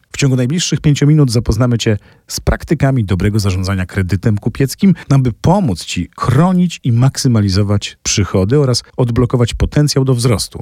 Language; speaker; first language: Polish; native; Polish